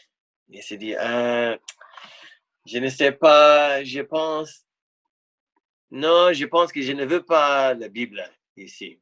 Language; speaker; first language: French; non-native, fluent; English